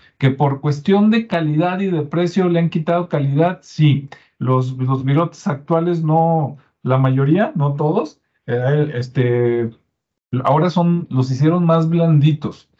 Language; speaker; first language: Spanish; native; Spanish